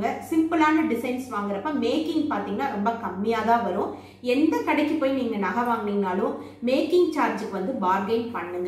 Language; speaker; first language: Tamil; native; Tamil